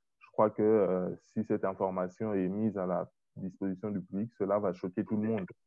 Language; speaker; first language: French; non-native, local second language; Lingala